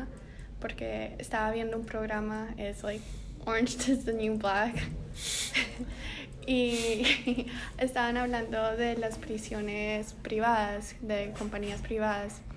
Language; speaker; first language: Spanish; early bilingual, heritage; Spanish